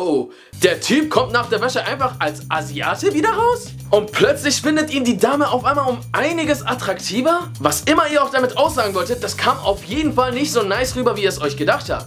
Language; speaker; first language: German; native; German